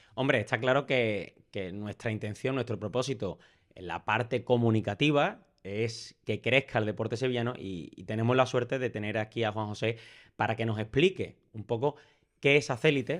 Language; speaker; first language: Spanish; native; Spanish